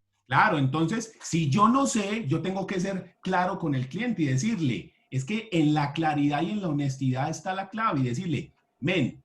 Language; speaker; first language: Spanish; native; Spanish